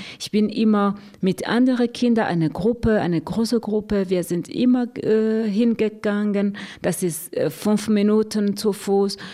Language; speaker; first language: German; non-native, fluent; Rundi